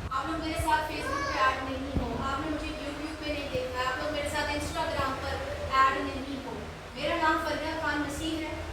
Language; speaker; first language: Urdu; native; Urdu